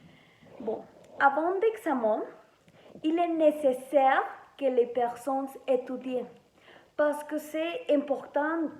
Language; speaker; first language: French; non-native, learner; Spanish